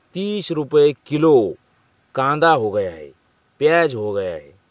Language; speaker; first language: Hindi; non-native, local second language; Marathi